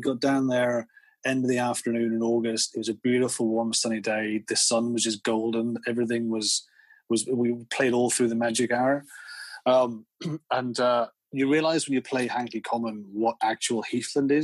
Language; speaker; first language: English; native; English